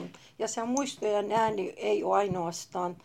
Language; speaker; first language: Finnish; non-native, fluent; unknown